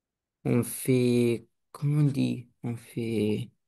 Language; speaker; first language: French; non-native, learner; Romanian